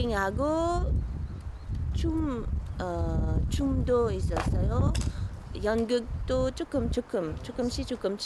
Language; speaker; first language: Korean; early bilingual, heritage; French